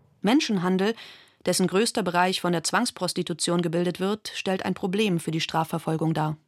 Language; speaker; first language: German; native; German